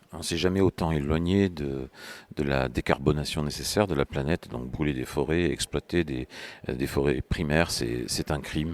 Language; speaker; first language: French; native; French